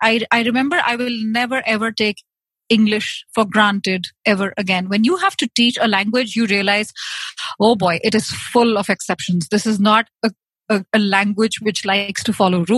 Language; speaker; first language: English; non-native, local second language; Hindi